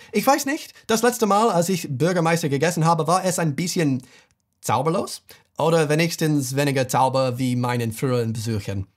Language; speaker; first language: German; non-native, fluent; English